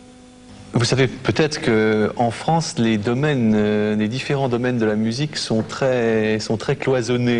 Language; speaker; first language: French; native; French